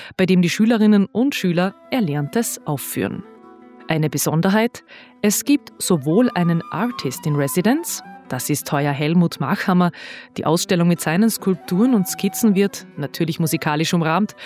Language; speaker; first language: German; native; German